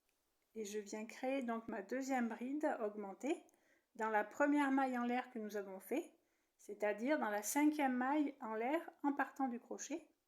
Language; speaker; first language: French; native; French